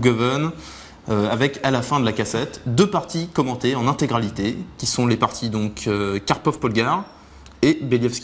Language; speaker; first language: French; native; French